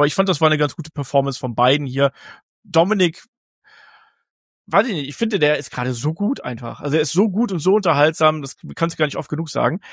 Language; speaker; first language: German; native; German